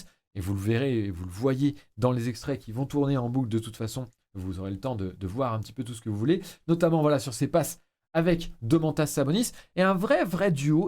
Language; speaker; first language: French; native; French